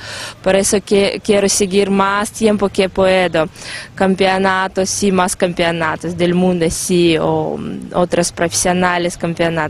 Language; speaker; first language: Spanish; non-native, learner; Russian